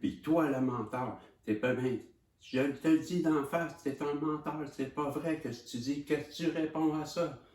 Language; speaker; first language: French; native; French